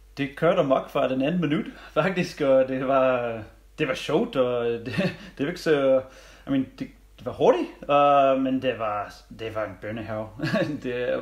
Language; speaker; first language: Danish; non-native, learner; English